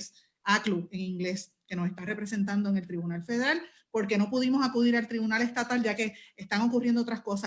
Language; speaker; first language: Spanish; native; Spanish